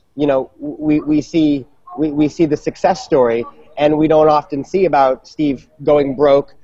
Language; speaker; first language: English; native; English